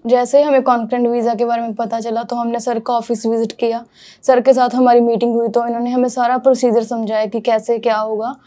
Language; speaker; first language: Hindi; non-native, local second language; Punjabi